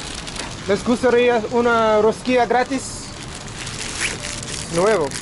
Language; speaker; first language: Spanish; non-native, learner; English